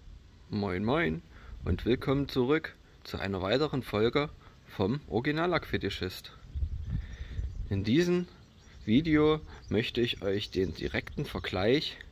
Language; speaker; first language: German; native; German